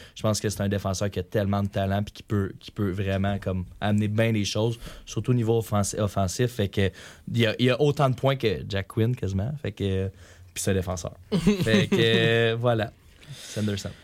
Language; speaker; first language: French; native; French